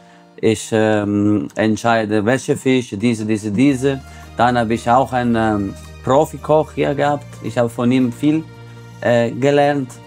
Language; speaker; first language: German; non-native, fluent; Italian